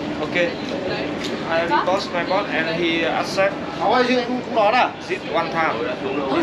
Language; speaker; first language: English; non-native, learner; Vietnamese